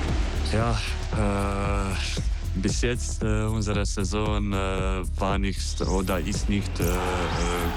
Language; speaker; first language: German; non-native, fluent; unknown